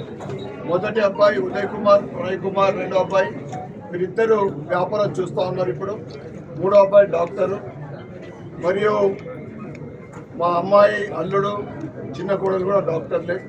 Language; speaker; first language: Telugu; native; Telugu